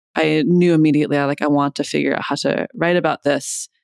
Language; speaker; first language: English; native; English